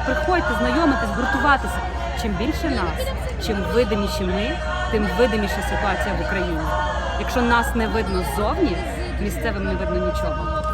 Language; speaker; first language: Ukrainian; native; Ukrainian